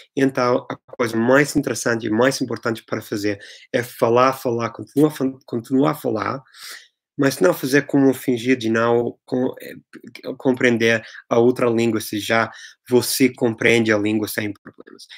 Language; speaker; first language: Portuguese; non-native, fluent; English